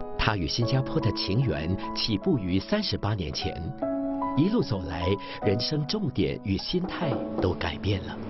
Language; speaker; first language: Chinese; native; Chinese